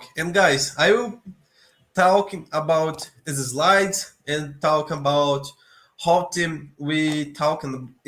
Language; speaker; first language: English; non-native, learner; Portuguese